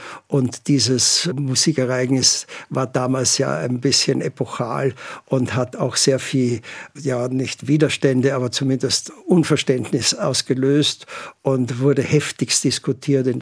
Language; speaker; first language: German; native; German